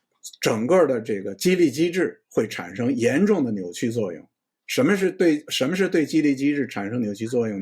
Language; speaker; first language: Chinese; native; Chinese